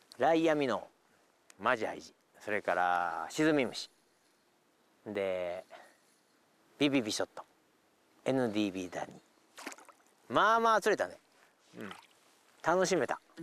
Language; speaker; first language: Japanese; native; Japanese